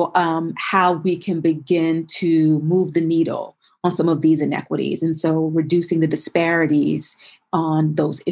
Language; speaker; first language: English; native; English